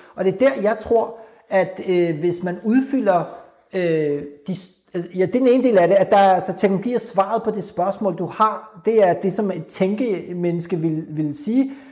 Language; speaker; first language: Danish; early bilingual, other home language; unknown